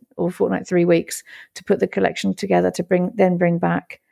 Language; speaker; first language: English; native; English